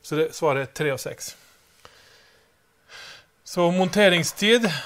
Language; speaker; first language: Norwegian; native; Norwegian